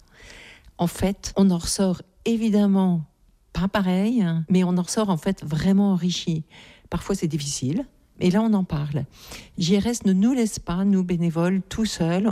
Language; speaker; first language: French; native; French